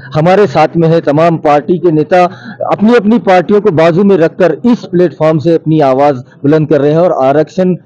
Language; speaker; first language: Urdu; native; Urdu